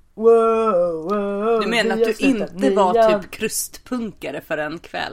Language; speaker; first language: Swedish; native; Swedish